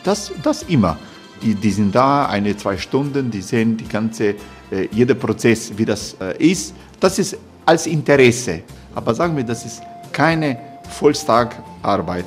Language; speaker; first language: German; non-native, fluent; Croatian